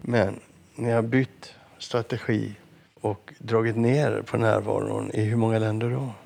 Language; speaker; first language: Swedish; native; Swedish